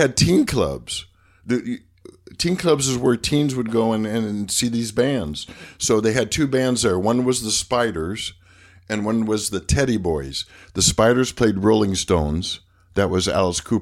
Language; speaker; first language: English; native; English